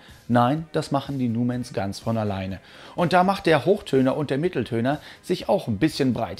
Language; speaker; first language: German; native; German